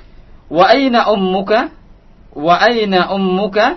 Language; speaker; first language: Arabic; non-native, fluent; Indonesian